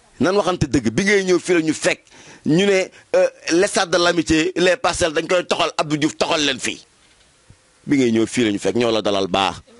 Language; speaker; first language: Wolof; native; Wolof